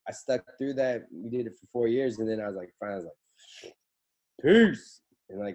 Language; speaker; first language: English; native; English